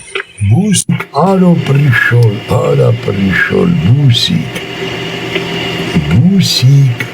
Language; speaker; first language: Russian; non-native, fluent; Armenian